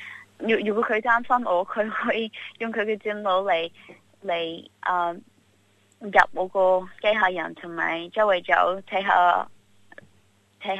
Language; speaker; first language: Cantonese; early bilingual, heritage; Cantonese